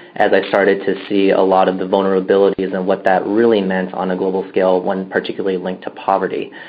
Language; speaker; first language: English; native; English